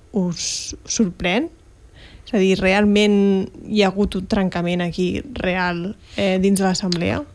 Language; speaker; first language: Catalan; native; Catalan